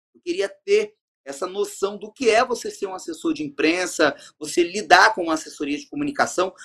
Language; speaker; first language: Portuguese; native; Portuguese